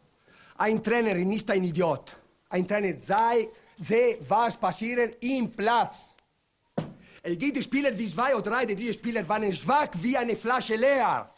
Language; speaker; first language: German; non-native, learner; Italian